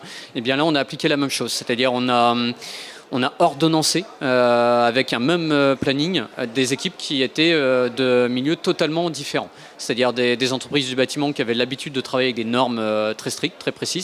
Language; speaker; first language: French; native; French